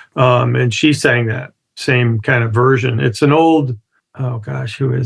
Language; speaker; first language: English; native; English